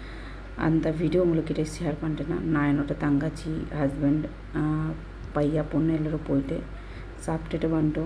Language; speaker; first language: Tamil; non-native, local second language; Bangla